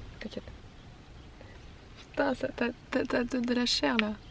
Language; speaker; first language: French; non-native, fluent; Russian